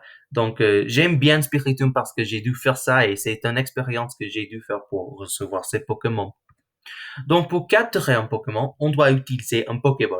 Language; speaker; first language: French; non-native, learner; English